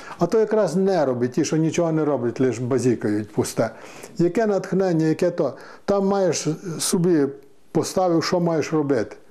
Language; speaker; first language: Ukrainian; native; Ukrainian